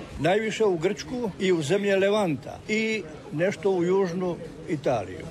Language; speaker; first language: Croatian; native; Croatian